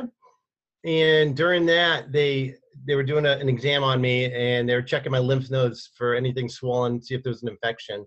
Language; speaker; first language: English; native; English